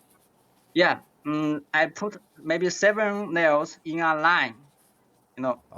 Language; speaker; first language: English; non-native, learner; Chinese